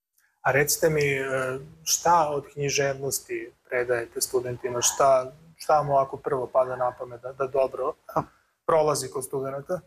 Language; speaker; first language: Serbian; native; Serbian